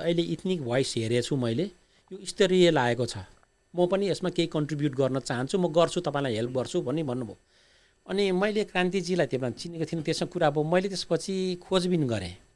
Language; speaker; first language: Nepali; native; Nepali